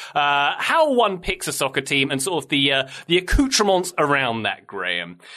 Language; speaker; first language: English; native; English